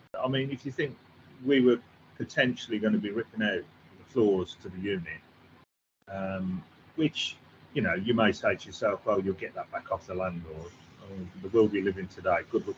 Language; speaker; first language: English; native; English